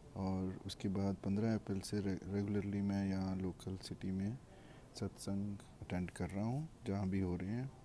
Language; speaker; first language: Hindi; native; Hindi